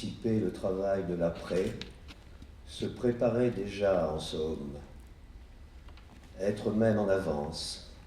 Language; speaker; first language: French; native; French